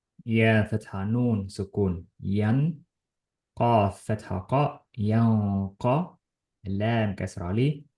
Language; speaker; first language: Arabic; non-native, fluent; Estonian